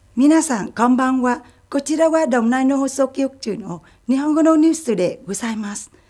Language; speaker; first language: Japanese; non-native, fluent; Vietnamese